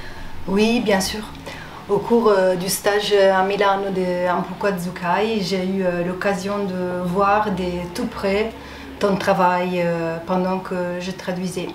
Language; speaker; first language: French; non-native, fluent; Italian